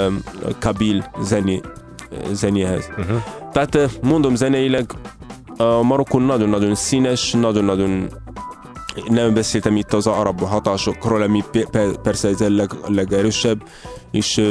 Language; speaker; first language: Hungarian; non-native, learner; Arabic